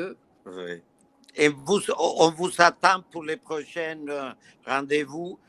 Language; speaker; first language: French; non-native, fluent; Spanish